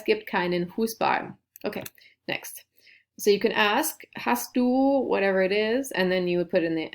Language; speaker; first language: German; non-native, fluent; English